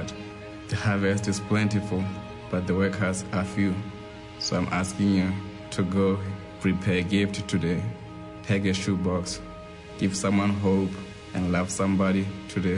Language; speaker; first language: English; non-native, local second language; Southern Sotho